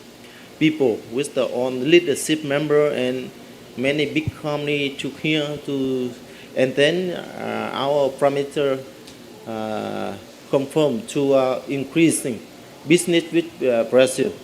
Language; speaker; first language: English; non-native, learner; Vietnamese